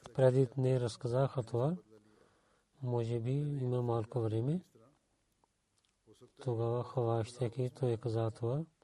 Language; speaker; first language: Bulgarian; non-native, learner; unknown